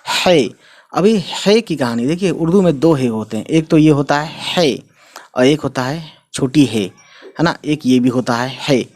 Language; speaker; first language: Hindi; native; Hindi